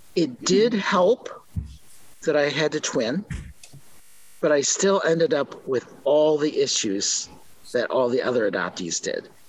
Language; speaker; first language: English; native; English